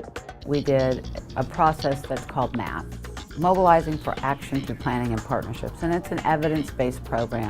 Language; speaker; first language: English; native; English